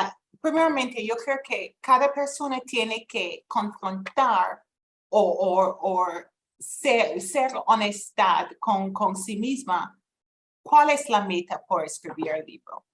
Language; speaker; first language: Spanish; non-native, fluent; English